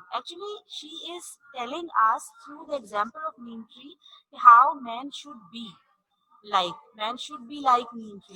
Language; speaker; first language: English; non-native, local second language; Urdu